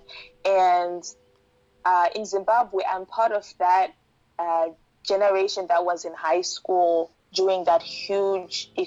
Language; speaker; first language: English; non-native, local second language; Shona